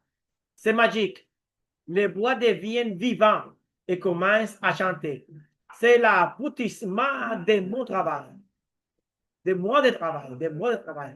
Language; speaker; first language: French; non-native, learner; Spanish